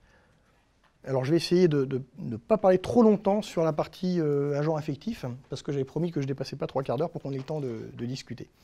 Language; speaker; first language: French; native; French